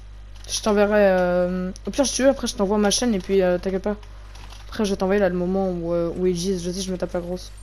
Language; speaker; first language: French; native; French